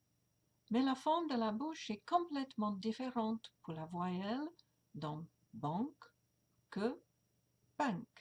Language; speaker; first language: French; non-native, fluent; English